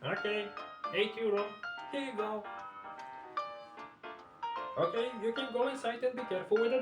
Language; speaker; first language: English; non-native, learner; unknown